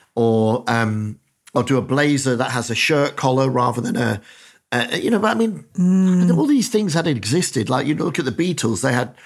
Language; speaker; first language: English; native; English